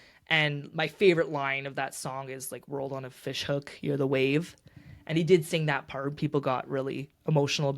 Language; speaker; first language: English; native; English